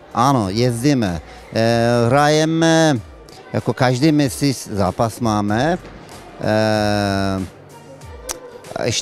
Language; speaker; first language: Czech; non-native, learner; Turkish